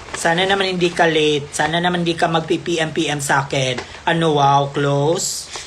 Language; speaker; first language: Filipino; non-native, local second language; Cebuano